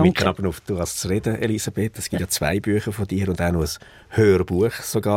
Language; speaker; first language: German; native; German